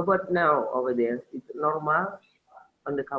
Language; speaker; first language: English; non-native, learner; Indonesian